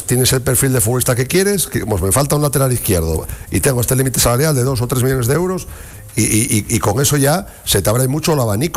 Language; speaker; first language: Spanish; native; Spanish